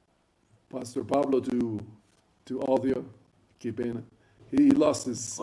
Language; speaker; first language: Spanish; non-native, fluent; English